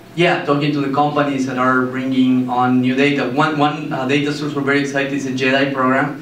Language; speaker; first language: English; non-native, fluent; Spanish